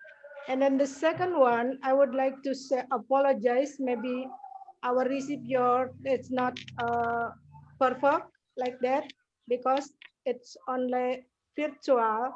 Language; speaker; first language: English; non-native, learner; Indonesian